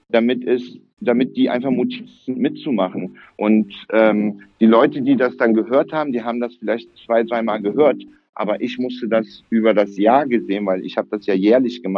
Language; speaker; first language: German; early bilingual, other home language; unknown